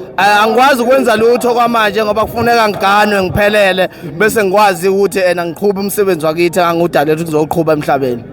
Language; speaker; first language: Zulu; native; Zulu